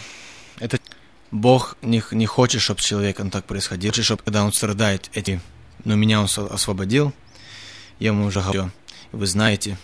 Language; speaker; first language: Russian; early bilingual, heritage; Russian